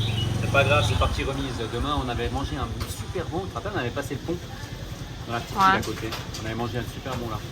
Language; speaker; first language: French; native; French